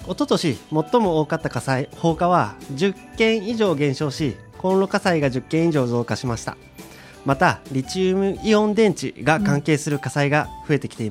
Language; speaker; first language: Japanese; native; Japanese